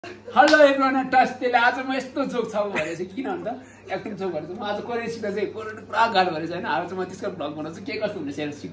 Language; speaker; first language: English; non-native, learner; Nepali